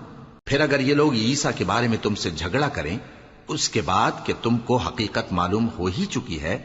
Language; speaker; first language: Urdu; native; Urdu